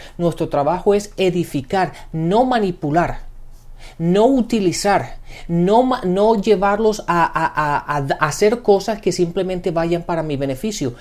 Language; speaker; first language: Spanish; early bilingual, heritage; Spanish